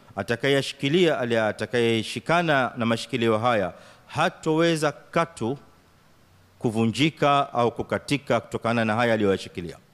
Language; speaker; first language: Swahili; native; Swahili